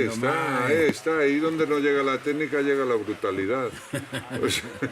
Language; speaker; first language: Spanish; native; Spanish